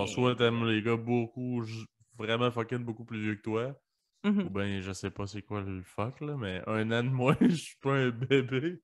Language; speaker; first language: French; early bilingual, other home language; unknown